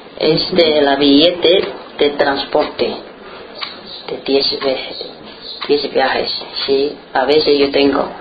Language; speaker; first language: Spanish; non-native, learner; Chinese